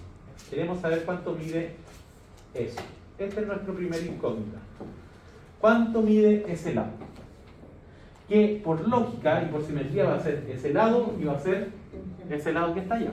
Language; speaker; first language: Spanish; native; Spanish